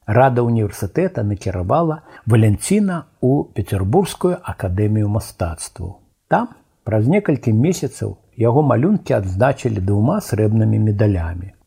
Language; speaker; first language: Belarusian; native; Belarusian